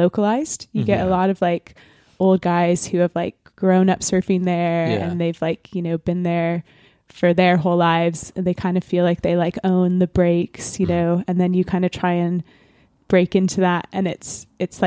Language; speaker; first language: English; native; English